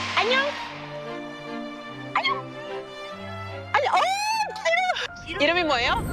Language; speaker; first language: Korean; non-native, learner; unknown